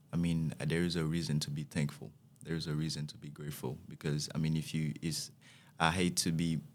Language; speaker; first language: English; non-native, fluent; Haitian Creole